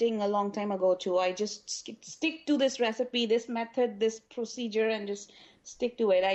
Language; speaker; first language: English; non-native, local second language; Urdu